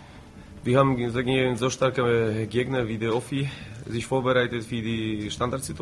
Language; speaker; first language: German; non-native, fluent; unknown